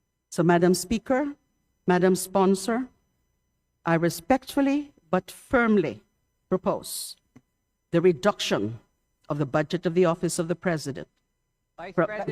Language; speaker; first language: English; non-native, local second language; Filipino